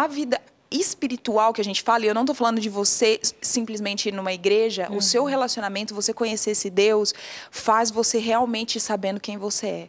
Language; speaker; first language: Portuguese; native; Portuguese